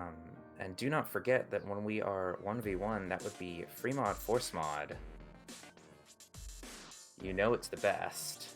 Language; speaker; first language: English; native; English